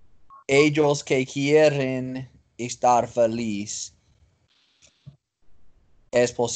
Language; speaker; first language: Spanish; non-native, learner; English